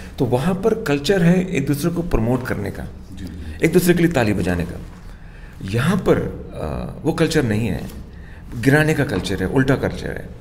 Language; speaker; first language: Hindi; non-native, local second language; Urdu